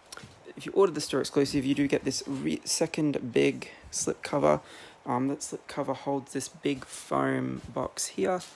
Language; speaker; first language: English; native; English